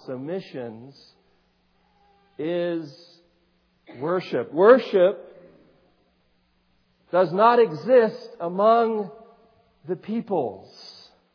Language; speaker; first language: English; native; English